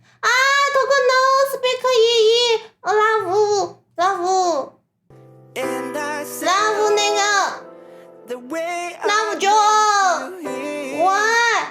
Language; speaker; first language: English; non-native, learner; Chinese